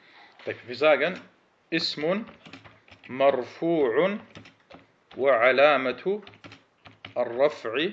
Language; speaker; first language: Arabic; early bilingual, heritage; Arabic